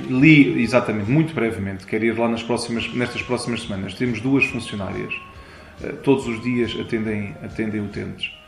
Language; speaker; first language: Portuguese; early bilingual, heritage; Portuguese